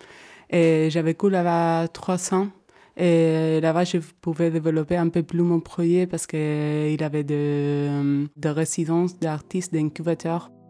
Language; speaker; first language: French; non-native, fluent; Spanish